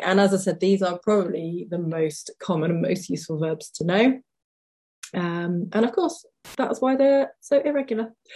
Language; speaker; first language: English; native; English